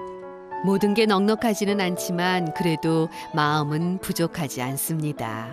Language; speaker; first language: Korean; native; Korean